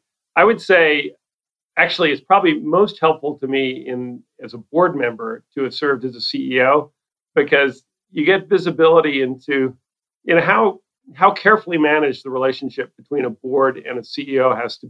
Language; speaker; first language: English; native; English